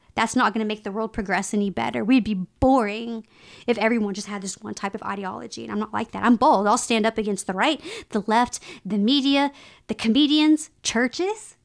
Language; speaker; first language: English; native; English